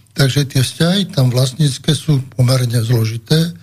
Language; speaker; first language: Slovak; native; Slovak